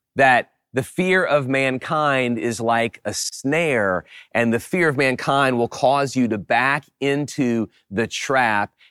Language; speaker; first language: English; native; English